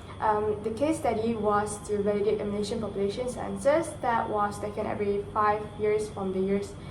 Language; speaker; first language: English; non-native, local second language; Malay